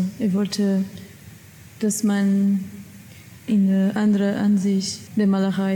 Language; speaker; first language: German; non-native, learner; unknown